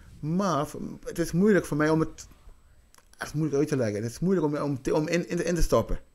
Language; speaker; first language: Dutch; early bilingual, other home language; Papiamento